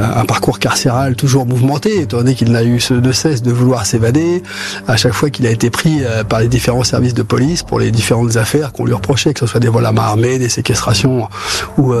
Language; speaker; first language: French; native; French